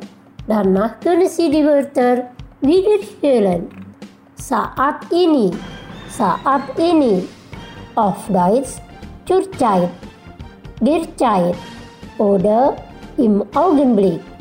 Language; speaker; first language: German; non-native, fluent; Indonesian